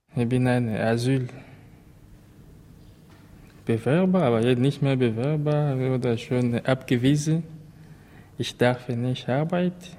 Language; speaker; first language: German; non-native, learner; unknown